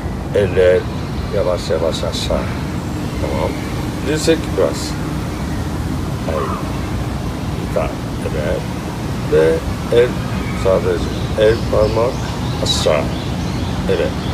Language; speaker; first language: Turkish; non-native, learner; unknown